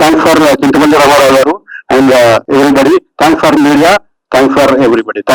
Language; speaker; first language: Telugu; native; Telugu